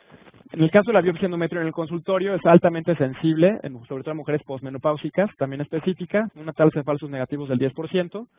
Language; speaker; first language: Spanish; native; Spanish